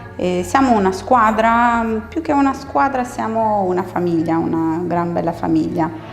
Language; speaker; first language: Italian; non-native, fluent; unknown